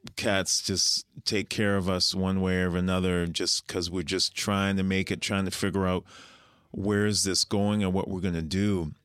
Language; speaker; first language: English; native; English